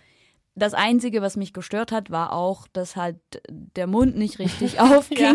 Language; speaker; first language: German; native; German